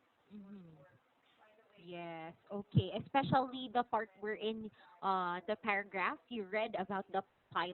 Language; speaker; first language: English; non-native, local second language; Filipino